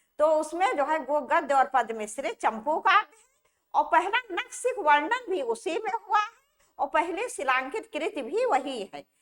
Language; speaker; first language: Hindi; native; Hindi